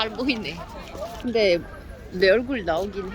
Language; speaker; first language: Korean; non-native, fluent; French